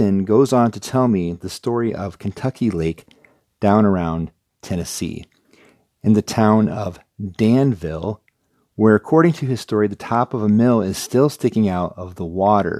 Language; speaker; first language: English; native; English